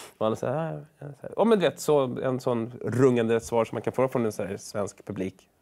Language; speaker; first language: Swedish; early bilingual, other home language; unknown